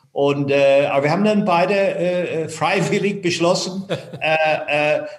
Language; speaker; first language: German; non-native, fluent; English